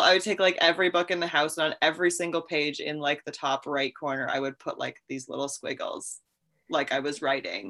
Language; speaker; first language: English; native; English